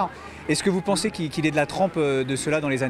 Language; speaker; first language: French; native; French